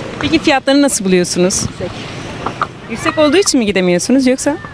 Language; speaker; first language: Turkish; native; Turkish